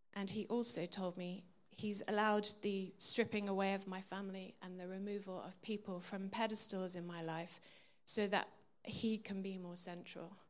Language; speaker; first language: English; native; English